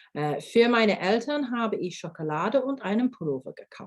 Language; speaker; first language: German; non-native, fluent; English